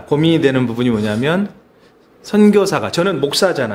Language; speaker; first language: Korean; native; Korean